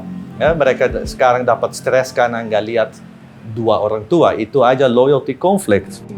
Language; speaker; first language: Indonesian; non-native, learner; Dutch